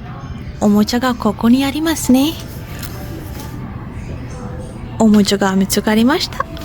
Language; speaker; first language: Japanese; non-native, learner; Sinhala